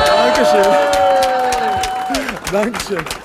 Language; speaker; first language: German; non-native, learner; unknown